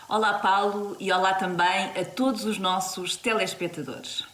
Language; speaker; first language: Portuguese; native; Portuguese